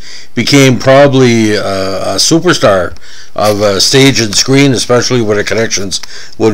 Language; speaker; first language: English; native; English